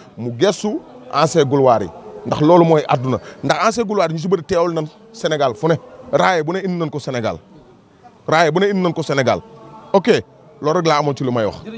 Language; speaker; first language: Wolof; native; Wolof